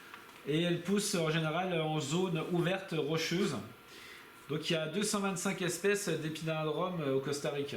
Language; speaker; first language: French; native; French